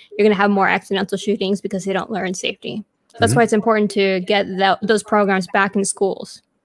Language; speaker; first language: English; early bilingual, other home language; Spanish